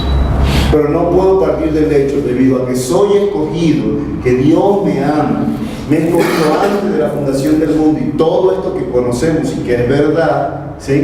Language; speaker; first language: Spanish; native; Spanish